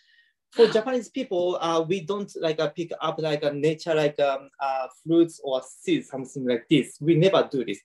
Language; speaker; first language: English; non-native, learner; Japanese